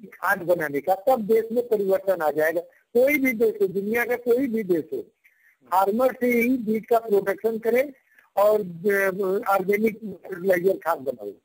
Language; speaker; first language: Hindi; native; Hindi